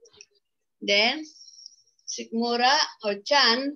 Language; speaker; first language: Japanese; non-native, fluent; Filipino